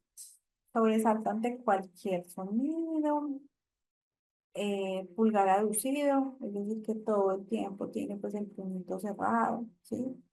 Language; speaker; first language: Spanish; native; Spanish